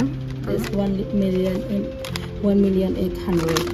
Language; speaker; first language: English; non-native, learner; Indonesian